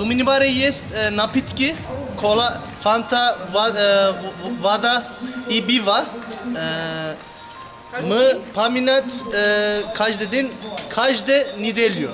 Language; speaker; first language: Russian; non-native, learner; Turkish